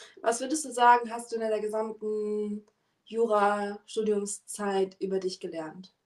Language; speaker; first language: German; native; German